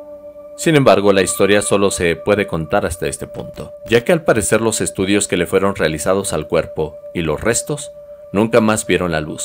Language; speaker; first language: Spanish; native; Spanish